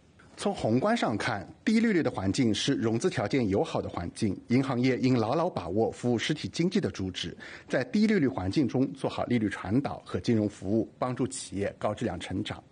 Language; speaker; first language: Chinese; native; Chinese